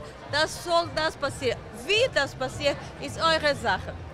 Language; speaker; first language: German; non-native, fluent; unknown